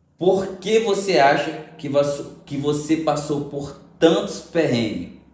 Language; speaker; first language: Portuguese; native; Portuguese